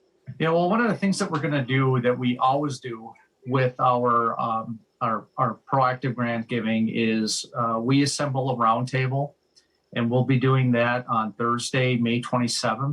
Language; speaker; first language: English; native; English